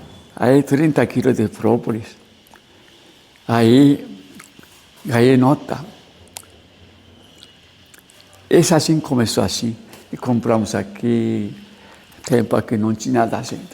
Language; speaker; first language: Portuguese; non-native, learner; Japanese